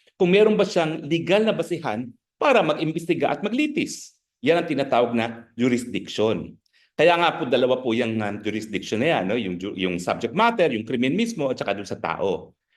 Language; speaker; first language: Filipino; native; Filipino